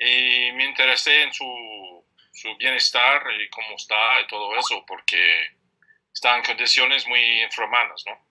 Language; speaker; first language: Spanish; non-native, fluent; English